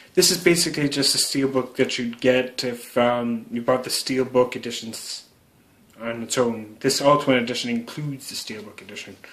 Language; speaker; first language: English; native; English